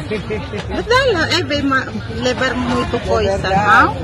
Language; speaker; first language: Portuguese; non-native, learner; Filipino